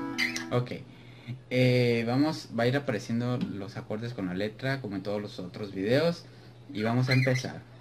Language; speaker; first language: Spanish; native; Spanish